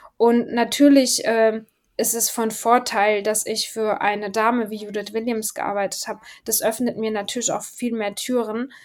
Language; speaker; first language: German; early bilingual, other home language; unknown